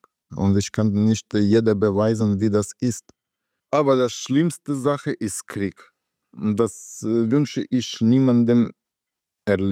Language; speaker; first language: German; non-native, learner; Russian